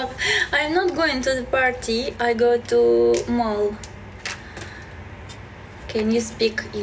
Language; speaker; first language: English; non-native, learner; Belarusian